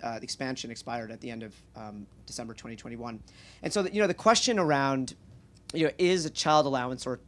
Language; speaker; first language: English; native; English